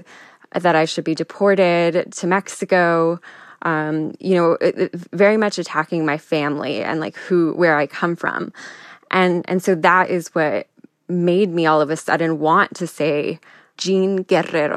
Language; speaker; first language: English; early bilingual, other home language; Spanish